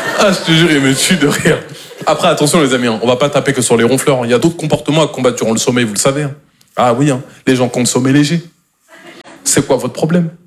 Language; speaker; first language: French; native; French